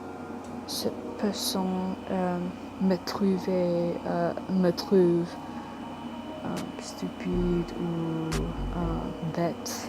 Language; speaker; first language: French; non-native, learner; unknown